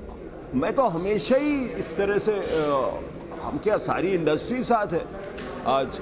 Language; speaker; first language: Hindi; native; Hindi